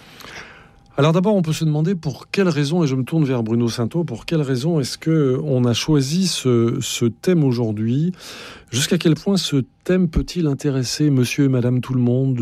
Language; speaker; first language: French; native; French